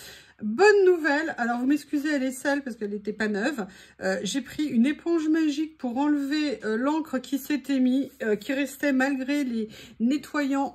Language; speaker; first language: French; native; French